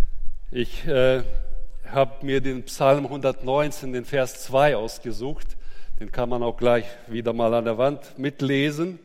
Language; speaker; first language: German; native; German